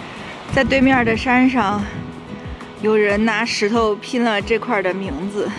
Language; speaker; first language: Chinese; native; Chinese